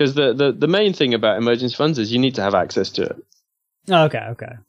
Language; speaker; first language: English; native; English